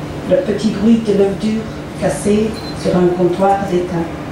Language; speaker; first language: French; non-native, local second language; Dutch